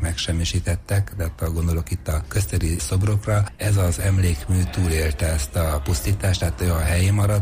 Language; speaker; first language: Hungarian; native; Hungarian